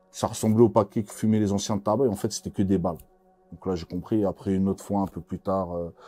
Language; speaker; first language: French; native; French